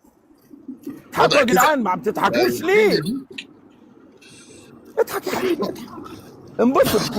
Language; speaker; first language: Arabic; native; Arabic